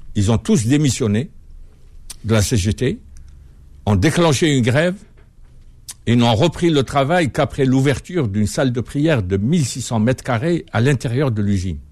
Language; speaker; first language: French; non-native, local second language; Arabic